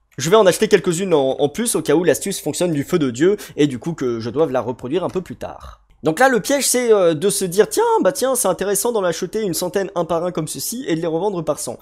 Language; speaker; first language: French; native; French